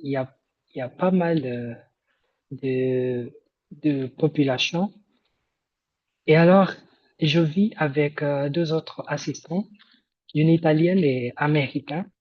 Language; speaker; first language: French; non-native, fluent; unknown